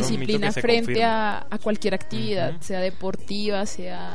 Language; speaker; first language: Spanish; native; Spanish